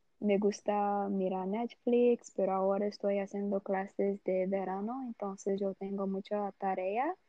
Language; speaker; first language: Spanish; non-native, learner; Portuguese